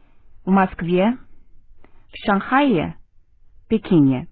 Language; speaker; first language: Russian; non-native, fluent; Chinese